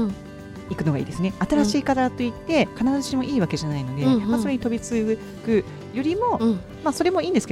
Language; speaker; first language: Japanese; native; Japanese